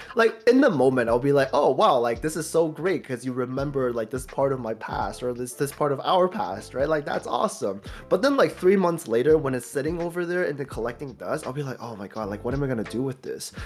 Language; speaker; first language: English; early bilingual, other home language; Chinese